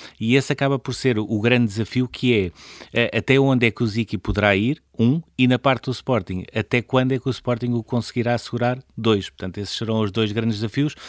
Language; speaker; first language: Portuguese; native; Portuguese